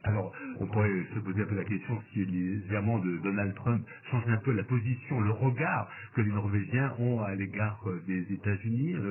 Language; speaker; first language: French; native; French